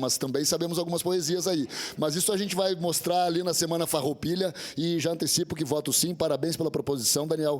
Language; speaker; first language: Portuguese; native; Portuguese